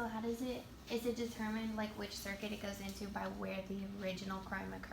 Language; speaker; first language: English; native; English